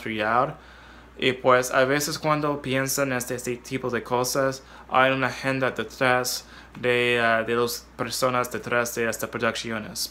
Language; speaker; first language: Spanish; non-native, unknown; English